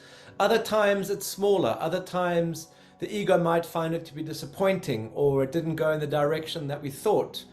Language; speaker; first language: English; native; English